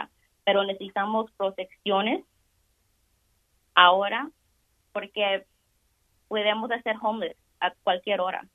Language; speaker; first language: Spanish; early bilingual, heritage; Spanish